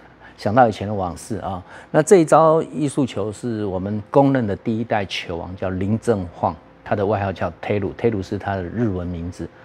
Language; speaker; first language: Chinese; native; Chinese